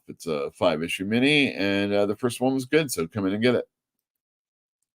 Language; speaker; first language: English; native; English